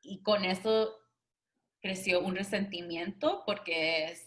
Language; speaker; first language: Spanish; early bilingual, other home language; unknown